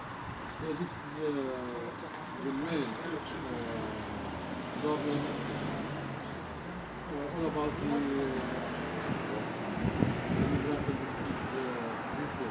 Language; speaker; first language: English; non-native, learner; Arabic